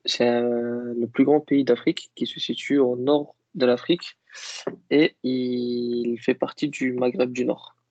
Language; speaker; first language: French; non-native, local second language; Kabyle